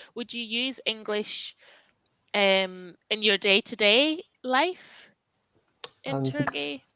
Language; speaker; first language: English; native; English